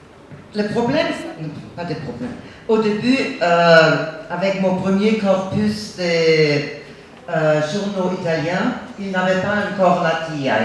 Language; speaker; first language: French; non-native, fluent; German